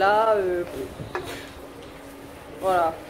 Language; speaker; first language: French; native; French